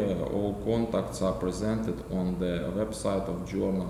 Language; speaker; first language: English; non-native, fluent; Russian